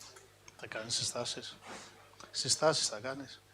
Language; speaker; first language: Greek; native; Greek